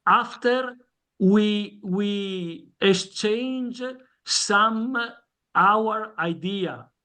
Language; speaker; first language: English; non-native, learner; Italian